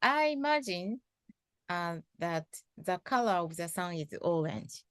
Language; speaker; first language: English; non-native, fluent; Japanese